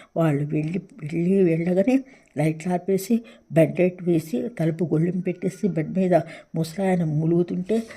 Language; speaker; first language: Telugu; native; Telugu